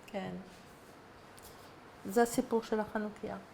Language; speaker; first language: Hebrew; non-native, fluent; French